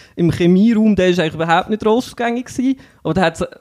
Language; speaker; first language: German; native; German